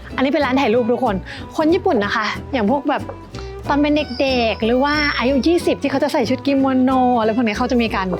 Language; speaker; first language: Thai; native; Thai